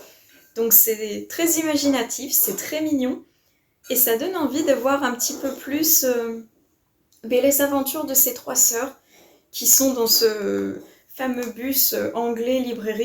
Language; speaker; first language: French; native; French